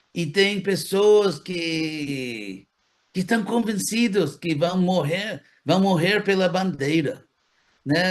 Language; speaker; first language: Portuguese; non-native, fluent; English